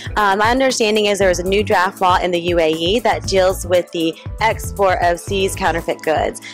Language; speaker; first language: English; native; English